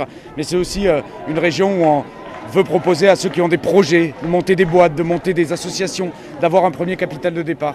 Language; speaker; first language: French; native; French